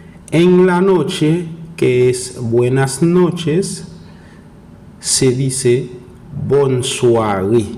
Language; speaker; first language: Spanish; non-native, fluent; Haitian Creole